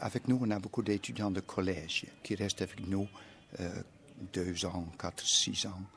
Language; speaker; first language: French; non-native, fluent; Dutch